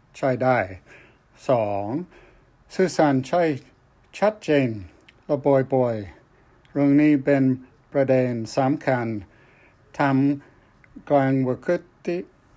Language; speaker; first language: Thai; non-native, fluent; English